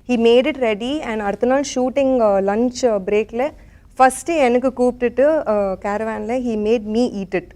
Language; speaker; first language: Tamil; non-native, local second language; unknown